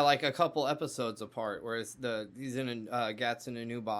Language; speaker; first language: English; native; English